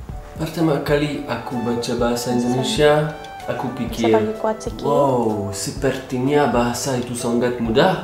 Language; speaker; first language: Indonesian; non-native, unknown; French